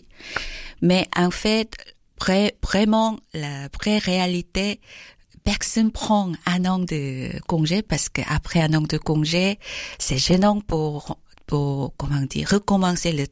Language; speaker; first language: French; non-native, learner; Korean